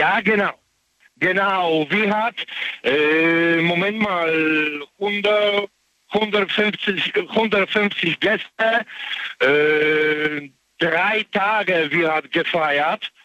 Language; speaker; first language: German; non-native, learner; Polish